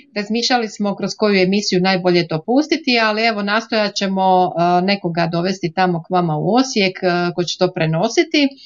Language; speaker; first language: Croatian; native; Croatian